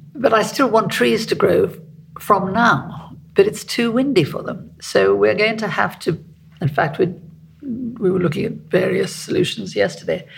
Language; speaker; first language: English; native; English